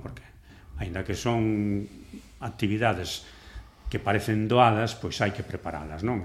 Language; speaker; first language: Galician; native; Galician